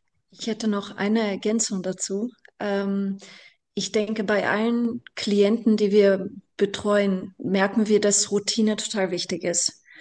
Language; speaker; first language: German; non-native, fluent; Portuguese